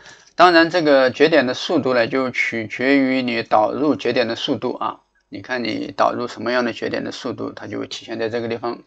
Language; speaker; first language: Chinese; native; Chinese